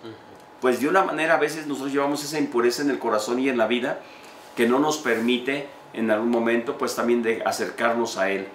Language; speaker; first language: Spanish; native; Spanish